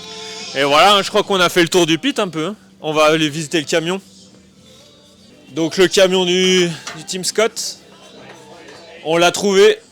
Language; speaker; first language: French; native; French